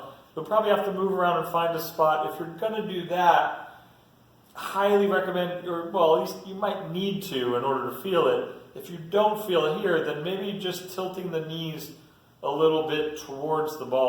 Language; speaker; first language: English; native; English